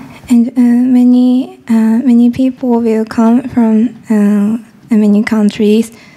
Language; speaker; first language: English; non-native, learner; Japanese